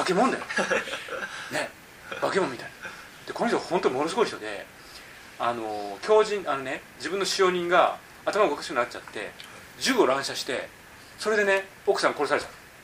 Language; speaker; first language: Japanese; native; Japanese